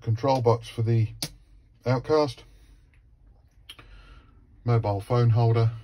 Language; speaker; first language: English; native; English